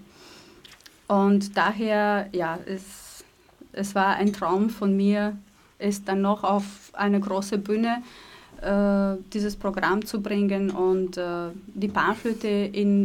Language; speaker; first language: German; native; German